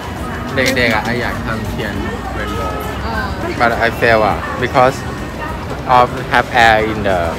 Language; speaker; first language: English; non-native, learner; Chinese